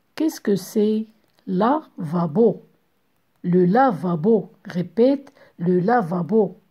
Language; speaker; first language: French; non-native, local second language; Arabic